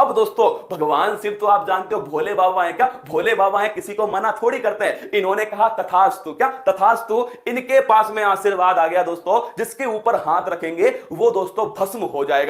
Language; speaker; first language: Hindi; native; Hindi